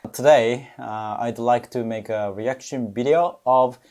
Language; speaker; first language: English; non-native, learner; Japanese